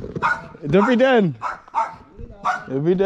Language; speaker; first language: Czech; non-native, learner; English